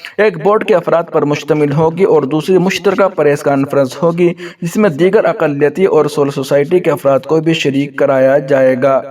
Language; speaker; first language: Urdu; native; Urdu